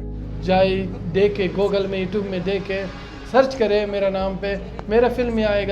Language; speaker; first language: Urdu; non-native, local second language; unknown